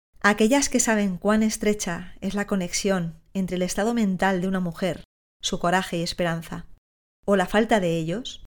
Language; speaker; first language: Spanish; native; Spanish